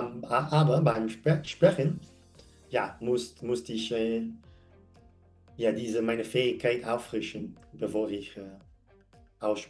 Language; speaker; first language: German; non-native, learner; English